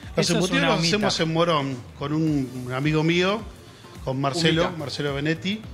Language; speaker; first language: Spanish; native; Spanish